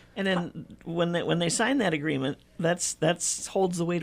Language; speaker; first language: English; native; English